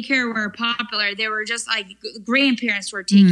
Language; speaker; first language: English; non-native, fluent; Turkish